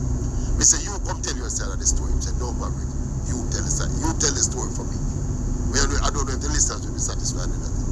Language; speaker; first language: English; non-native, local second language; Jamaican Creole English